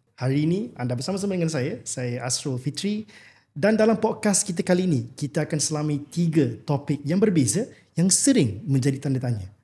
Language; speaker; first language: Malay; native; Malay